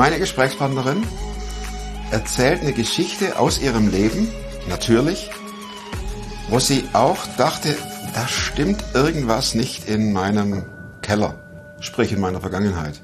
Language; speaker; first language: German; native; German